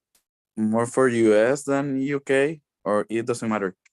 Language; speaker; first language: English; non-native, learner; Spanish